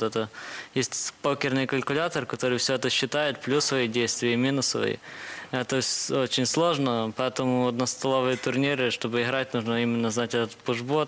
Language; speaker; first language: Russian; native; Russian